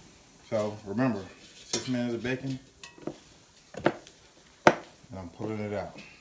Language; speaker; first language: English; native; English